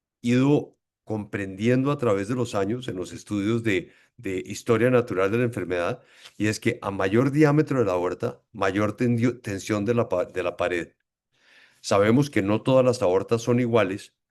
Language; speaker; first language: Spanish; native; Spanish